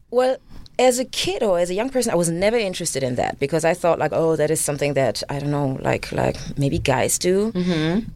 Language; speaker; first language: English; non-native, fluent; German